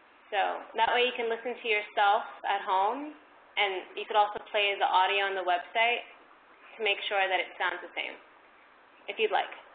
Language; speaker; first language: English; early bilingual, other home language; Spanish